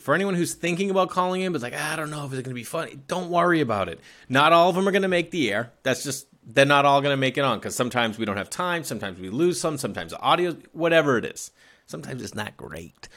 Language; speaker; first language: English; native; English